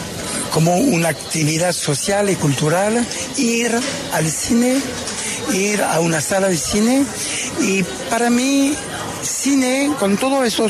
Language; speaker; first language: Spanish; non-native, fluent; French